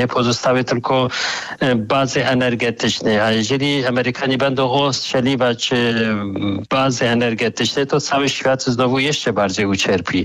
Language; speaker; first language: Polish; non-native, fluent; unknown